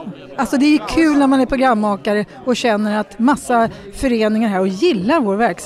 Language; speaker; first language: Swedish; native; Swedish